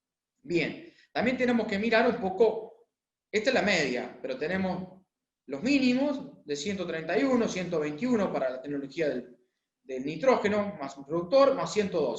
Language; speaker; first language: Spanish; native; Spanish